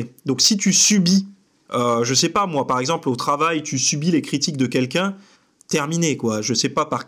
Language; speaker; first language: French; native; French